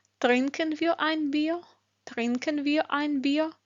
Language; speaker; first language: German; non-native, fluent; Ukrainian